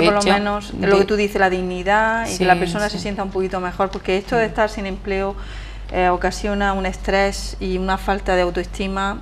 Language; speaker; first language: Spanish; native; Spanish